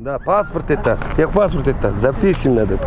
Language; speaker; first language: Russian; native; Russian